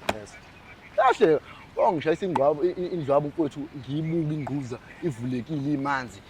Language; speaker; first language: Zulu; native; Zulu